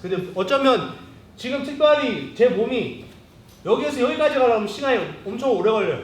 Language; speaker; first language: Korean; early bilingual, heritage; Korean